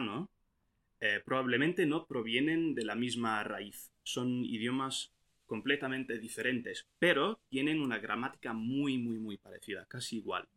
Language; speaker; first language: Spanish; non-native, fluent; English